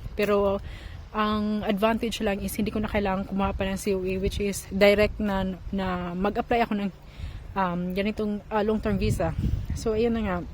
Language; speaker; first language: Filipino; native; Filipino